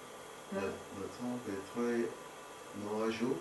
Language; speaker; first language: French; non-native, learner; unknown